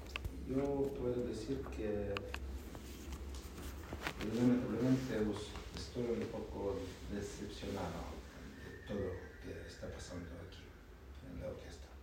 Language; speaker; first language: Spanish; non-native, learner; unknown